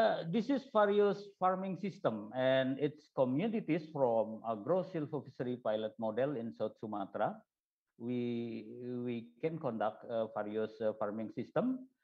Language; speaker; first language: English; non-native, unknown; Indonesian